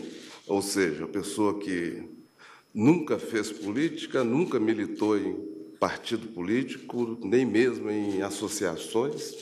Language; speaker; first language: Portuguese; native; Portuguese